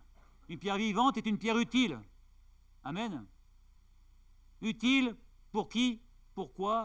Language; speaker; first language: French; native; French